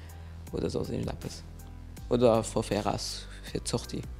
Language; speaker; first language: German; non-native, local second language; Luxembourgish